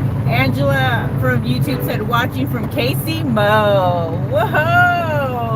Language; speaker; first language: English; native; English